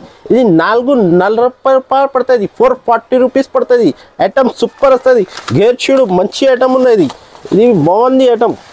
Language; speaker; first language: Telugu; non-native, local second language; Urdu